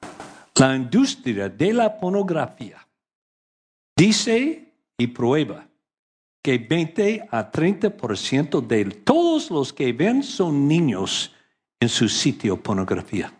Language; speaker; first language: Spanish; non-native, learner; English